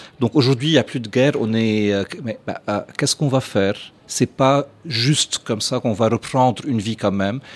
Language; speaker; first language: French; non-native, local second language; Arabic